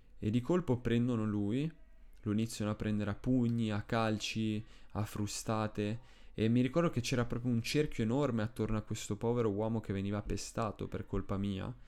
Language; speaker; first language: Italian; early bilingual, other home language; Spanish